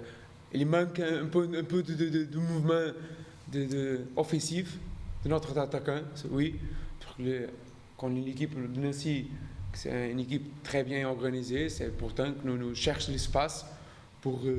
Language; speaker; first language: French; non-native, learner; Portuguese